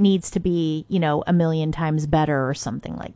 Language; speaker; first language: English; native; English